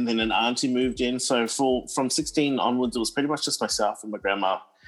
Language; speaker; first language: English; native; English